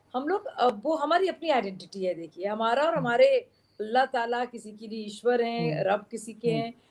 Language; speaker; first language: Hindi; native; Hindi